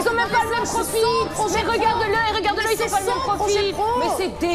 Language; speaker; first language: French; native; French